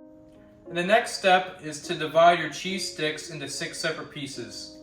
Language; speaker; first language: English; native; English